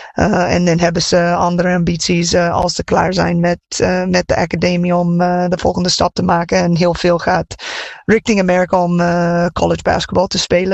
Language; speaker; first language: Dutch; non-native, fluent; English